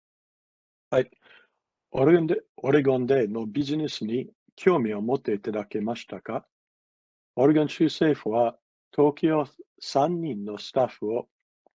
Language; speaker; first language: Japanese; non-native, fluent; English